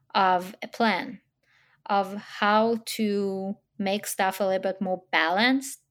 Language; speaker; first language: English; non-native, fluent; Hebrew